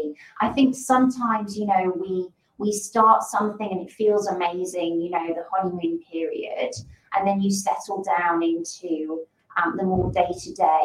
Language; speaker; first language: English; native; English